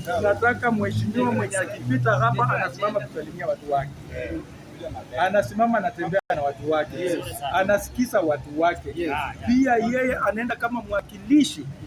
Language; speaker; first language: Swahili; non-native, local second language; Luyia